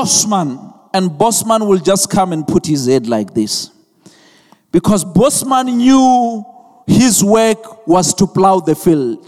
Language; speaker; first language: English; non-native, local second language; Venda